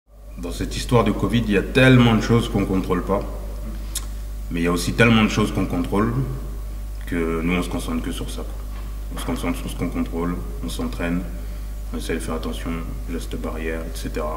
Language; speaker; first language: French; native; French